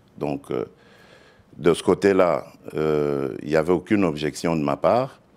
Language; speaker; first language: French; non-native, local second language; Luba-Lulua